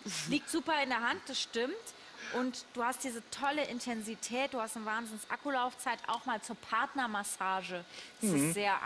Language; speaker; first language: German; native; German